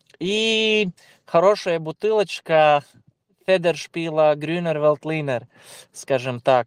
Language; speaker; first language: Russian; non-native, local second language; Latvian